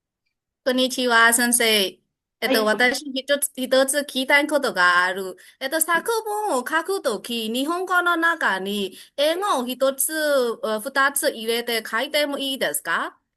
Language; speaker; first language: Japanese; non-native, learner; Burmese